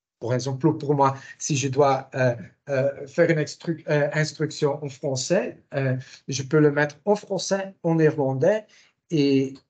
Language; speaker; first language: French; non-native, local second language; Dutch